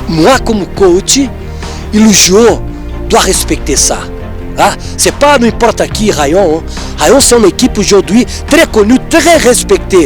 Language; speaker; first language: French; non-native, fluent; Portuguese